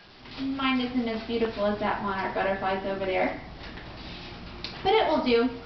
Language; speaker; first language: English; native; English